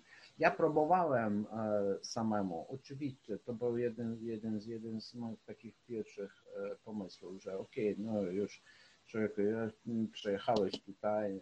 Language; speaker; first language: Polish; non-native, fluent; Ukrainian